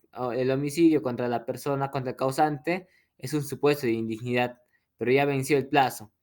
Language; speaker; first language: Spanish; native; Spanish